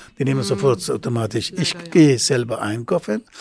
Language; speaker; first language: German; non-native, learner; Persian